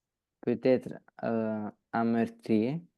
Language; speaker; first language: French; non-native, learner; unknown